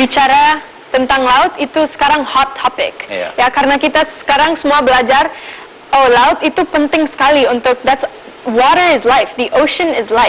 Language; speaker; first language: Indonesian; non-native, local second language; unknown